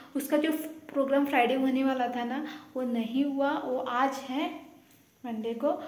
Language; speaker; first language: Hindi; non-native, local second language; Konkani